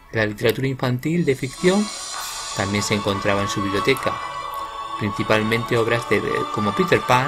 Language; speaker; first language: Spanish; native; Spanish